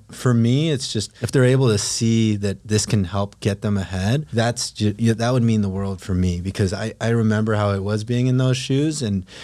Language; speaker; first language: English; non-native, local second language; Filipino